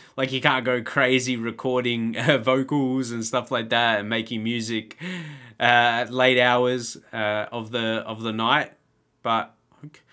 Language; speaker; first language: English; native; English